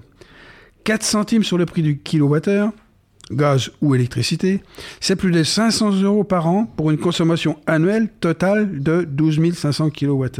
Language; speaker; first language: French; native; French